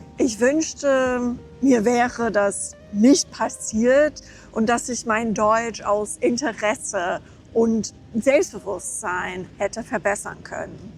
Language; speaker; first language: German; non-native, fluent; English